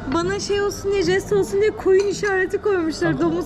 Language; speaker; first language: Turkish; native; Turkish